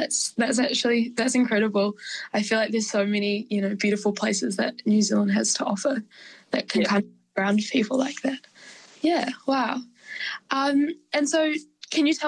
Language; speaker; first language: English; native; English